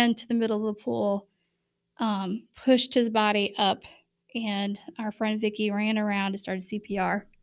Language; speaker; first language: English; native; English